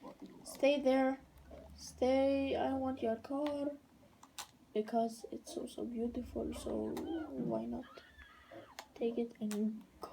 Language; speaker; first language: English; non-native, learner; Danish